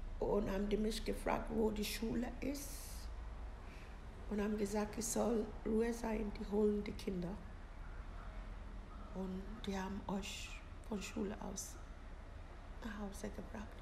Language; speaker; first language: German; non-native, learner; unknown